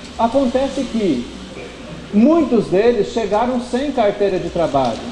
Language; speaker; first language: Portuguese; native; Portuguese